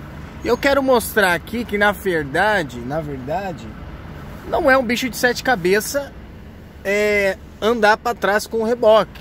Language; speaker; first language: Portuguese; native; Portuguese